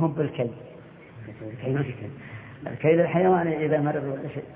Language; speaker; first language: Arabic; native; Arabic